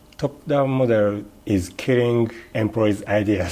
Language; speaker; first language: English; non-native, learner; Japanese